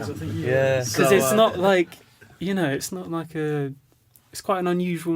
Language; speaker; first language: English; native; English